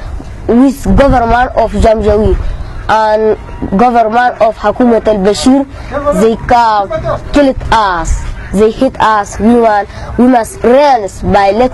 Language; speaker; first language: English; non-native, learner; Arabic